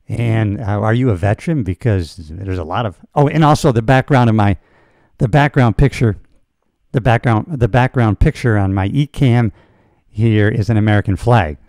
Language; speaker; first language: English; native; English